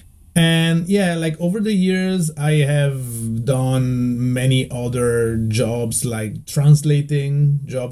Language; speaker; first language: English; non-native, fluent; Italian